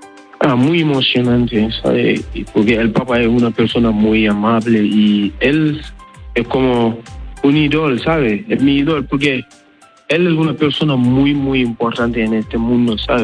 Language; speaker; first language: Spanish; non-native, learner; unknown